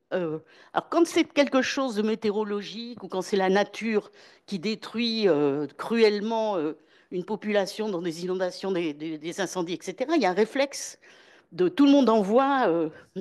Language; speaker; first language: French; native; French